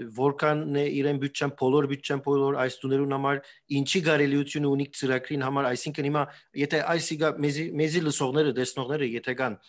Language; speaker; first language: Armenian; early bilingual, heritage; Armenian